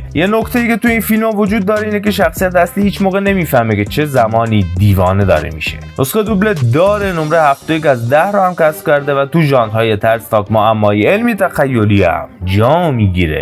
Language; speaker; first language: Persian; native; Persian